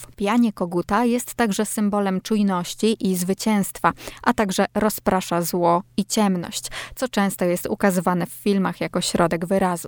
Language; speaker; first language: Polish; native; Polish